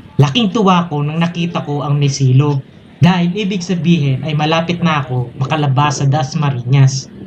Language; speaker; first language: Filipino; native; Filipino